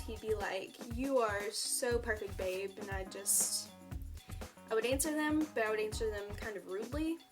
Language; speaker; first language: English; native; English